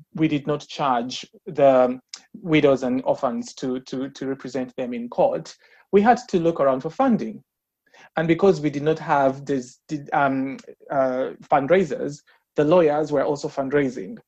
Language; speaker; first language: English; non-native, local second language; Ganda